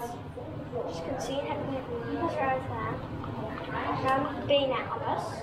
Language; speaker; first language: Dutch; early bilingual, other home language; Indonesian